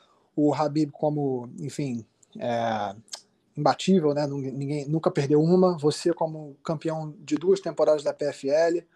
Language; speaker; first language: Portuguese; native; Portuguese